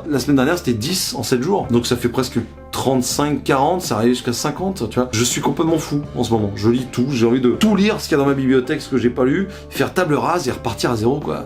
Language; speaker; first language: French; native; French